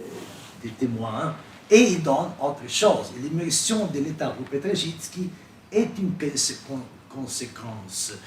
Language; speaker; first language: French; non-native, fluent; Italian